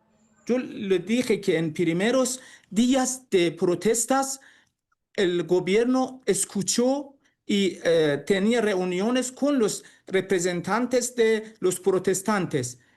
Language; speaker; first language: Spanish; non-native, learner; Persian